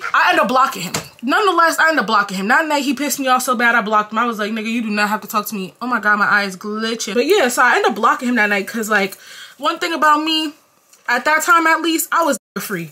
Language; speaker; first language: English; native; English